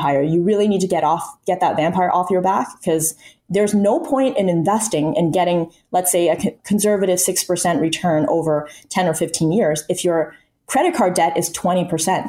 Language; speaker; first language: English; early bilingual, other home language; Chinese